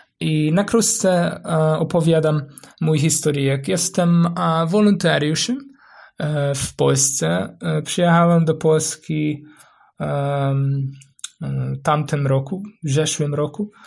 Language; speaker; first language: Polish; non-native, learner; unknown